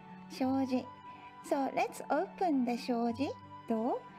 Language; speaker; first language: English; non-native, fluent; Japanese